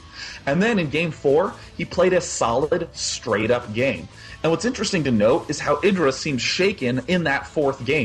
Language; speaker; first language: English; native; English